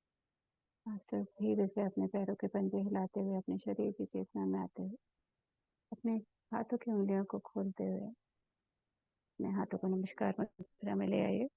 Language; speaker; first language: Hindi; native; Hindi